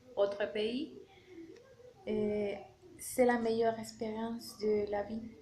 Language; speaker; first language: French; non-native, learner; Spanish